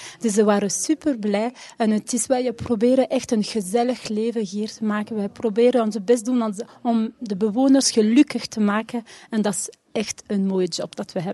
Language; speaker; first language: Dutch; non-native, local second language; French